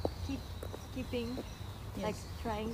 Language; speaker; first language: English; non-native, fluent; Japanese